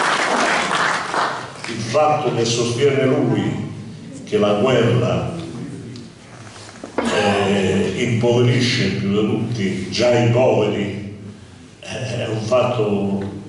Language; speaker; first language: Italian; native; Italian